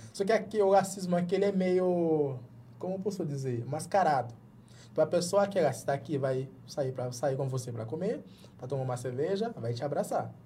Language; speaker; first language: Portuguese; non-native, fluent; Jamaican Creole English